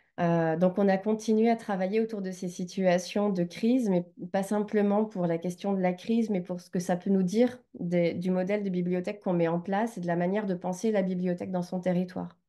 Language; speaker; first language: French; native; French